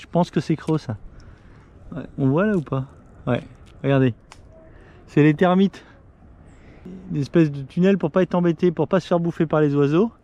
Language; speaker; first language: French; native; French